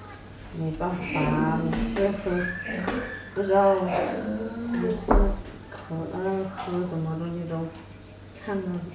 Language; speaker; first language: Chinese; non-native, fluent; Thai